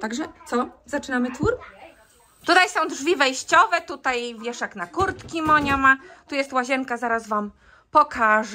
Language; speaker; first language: Polish; native; Polish